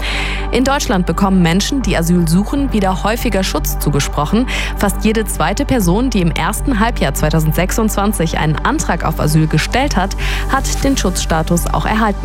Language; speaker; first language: German; native; German